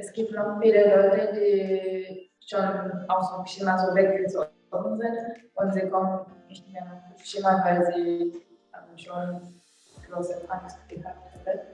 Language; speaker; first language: German; non-native, fluent; Japanese